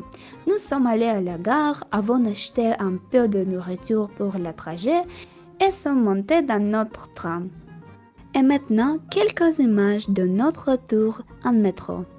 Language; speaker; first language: French; non-native, learner; Russian